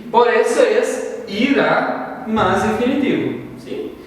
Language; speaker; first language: Spanish; non-native, fluent; Portuguese